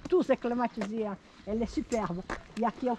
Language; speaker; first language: French; non-native, fluent; Portuguese